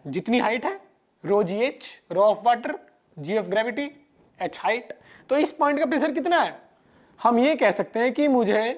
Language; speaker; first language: Hindi; non-native, local second language; Gujarati